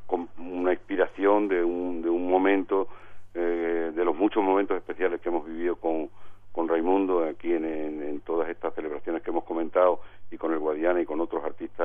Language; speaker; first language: Spanish; native; Spanish